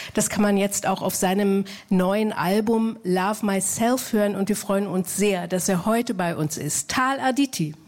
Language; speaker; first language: German; native; German